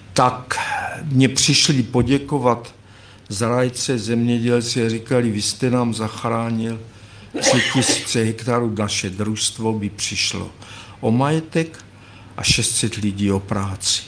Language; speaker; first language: Czech; native; Czech